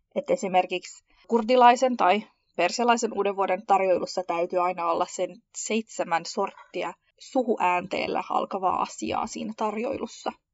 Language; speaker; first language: Finnish; early bilingual, other home language; Kurdish